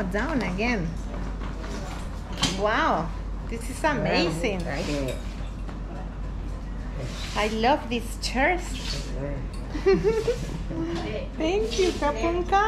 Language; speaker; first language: English; non-native, learner; Spanish